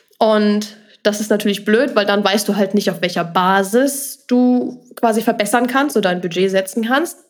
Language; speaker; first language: German; native; German